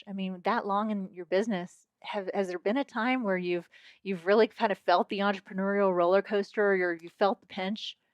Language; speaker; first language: English; native; English